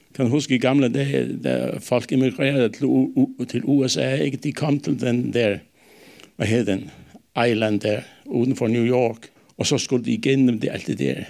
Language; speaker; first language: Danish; non-native, local second language; Faroese